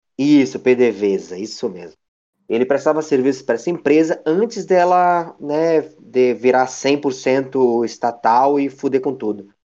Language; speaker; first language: Portuguese; native; Portuguese